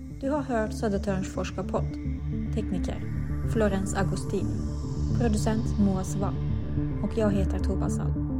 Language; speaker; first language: Swedish; native; Swedish